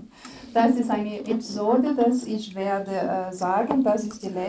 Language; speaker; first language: German; non-native, fluent; Portuguese